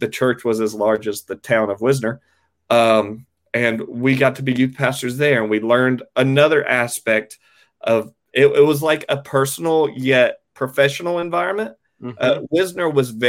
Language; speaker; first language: English; native; English